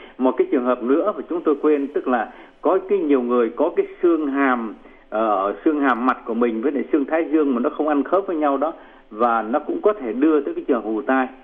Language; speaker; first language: Vietnamese; native; Vietnamese